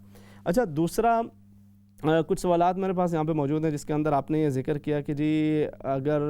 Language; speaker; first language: Urdu; native; Urdu